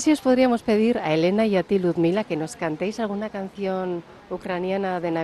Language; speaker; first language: Spanish; native; Spanish